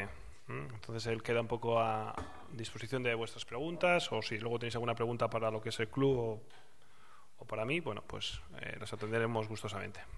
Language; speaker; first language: Spanish; native; Spanish